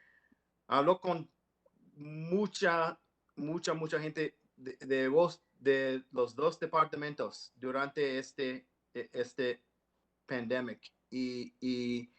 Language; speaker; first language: Spanish; non-native, learner; English